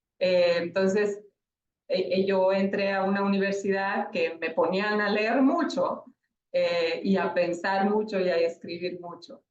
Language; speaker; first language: Spanish; non-native, fluent; Romanian